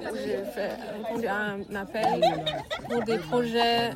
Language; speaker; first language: French; early bilingual, heritage; French